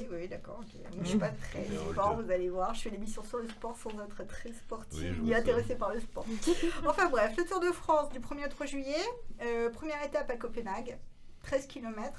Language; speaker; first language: French; native; French